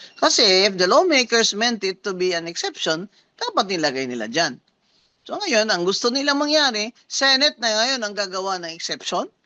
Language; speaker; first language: Filipino; non-native, local second language; Hiligaynon